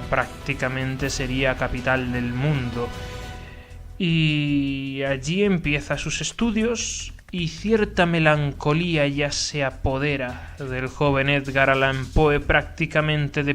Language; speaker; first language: Spanish; native; Spanish